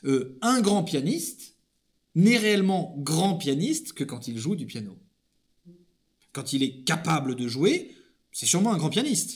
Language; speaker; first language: French; native; French